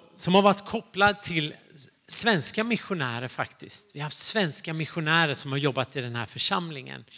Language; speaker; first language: Swedish; native; Swedish